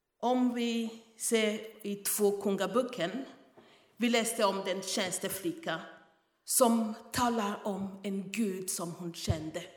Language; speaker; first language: Swedish; non-native, fluent; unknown